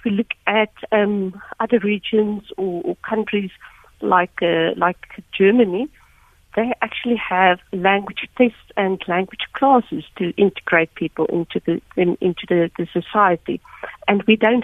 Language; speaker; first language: English; non-native, local second language; Afrikaans